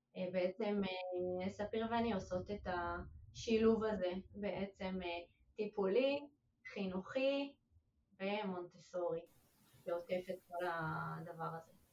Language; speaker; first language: Hebrew; native; Hebrew